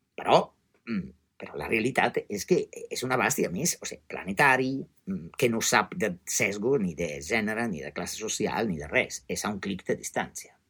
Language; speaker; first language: Catalan; non-native, fluent; Italian